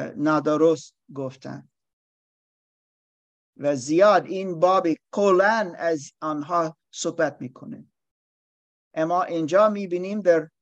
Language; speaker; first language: Persian; non-native, learner; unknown